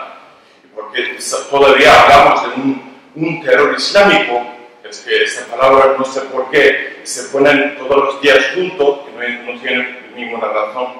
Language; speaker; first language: Spanish; non-native, learner; Turkish